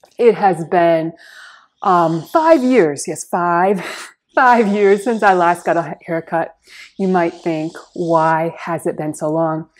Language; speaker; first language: English; native; English